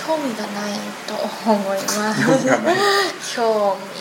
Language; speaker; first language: Japanese; non-native, learner; Chinese